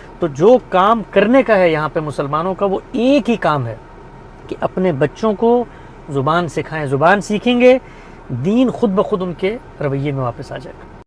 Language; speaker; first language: Urdu; native; Urdu